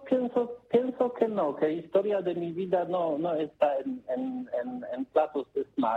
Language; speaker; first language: Spanish; non-native, learner; Polish